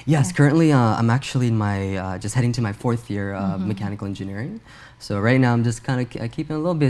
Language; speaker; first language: English; early bilingual, other home language; Urdu